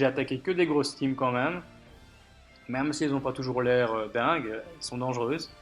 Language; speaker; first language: French; native; French